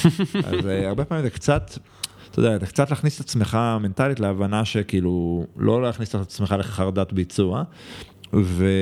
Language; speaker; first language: Hebrew; native; Hebrew